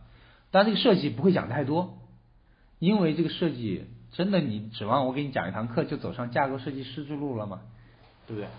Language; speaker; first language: Chinese; native; Chinese